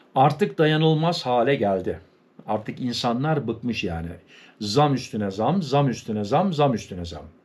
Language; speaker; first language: Turkish; early bilingual, heritage; Turkish